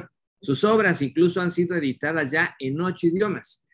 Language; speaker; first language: Spanish; native; Spanish